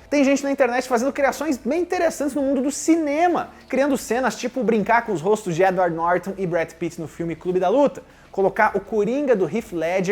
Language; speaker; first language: Portuguese; native; Portuguese